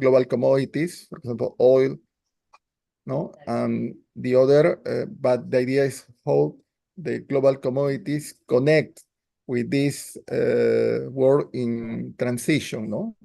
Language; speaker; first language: English; non-native, learner; Spanish